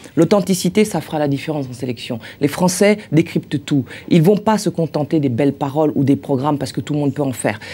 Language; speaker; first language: French; native; French